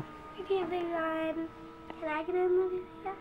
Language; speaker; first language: English; native; English